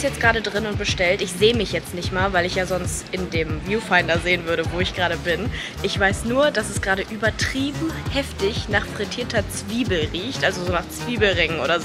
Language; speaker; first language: German; native; German